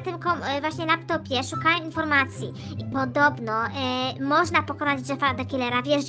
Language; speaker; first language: Polish; native; Polish